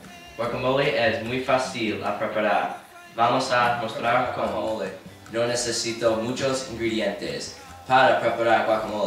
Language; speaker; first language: Spanish; non-native, learner; English